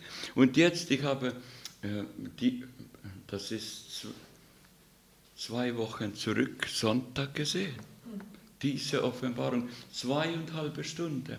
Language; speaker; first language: German; non-native, learner; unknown